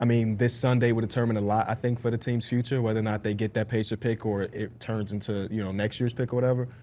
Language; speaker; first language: English; native; English